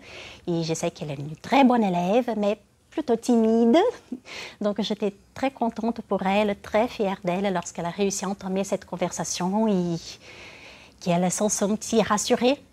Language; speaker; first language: French; non-native, fluent; Portuguese